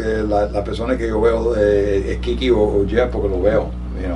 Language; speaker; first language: Spanish; early bilingual, heritage; Spanish